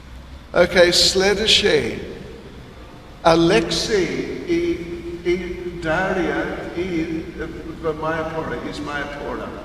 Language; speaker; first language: Russian; non-native, learner; English